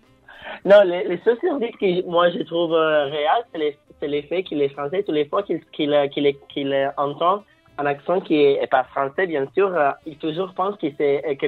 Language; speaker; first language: French; non-native, fluent; Italian